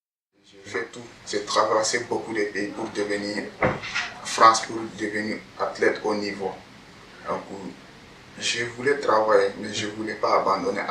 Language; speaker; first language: French; non-native, learner; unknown